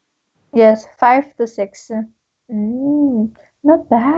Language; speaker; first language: English; non-native, local second language; Filipino